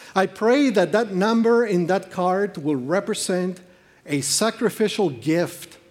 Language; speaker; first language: English; non-native, fluent; Spanish